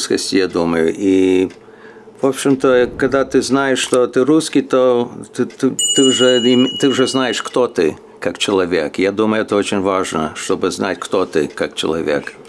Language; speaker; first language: Russian; early bilingual, heritage; Russian